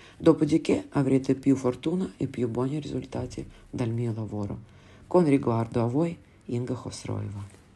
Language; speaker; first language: Italian; non-native, fluent; Russian